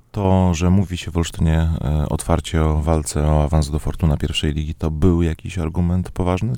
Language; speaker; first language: Polish; native; Polish